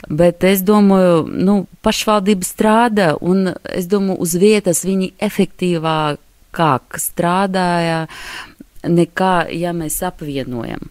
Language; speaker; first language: Latvian; non-native, local second language; Russian